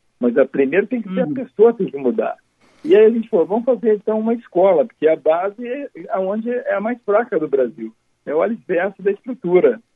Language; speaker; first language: Portuguese; native; Portuguese